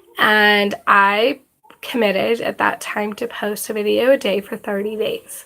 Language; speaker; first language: English; native; English